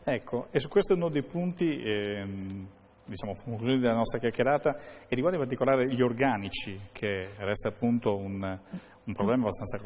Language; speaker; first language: Italian; native; Italian